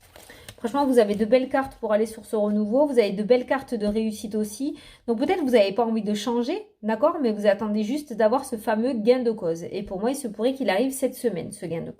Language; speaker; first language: French; native; French